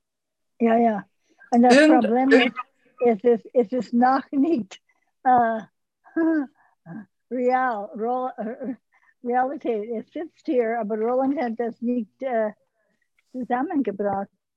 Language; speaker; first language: German; early bilingual, heritage; English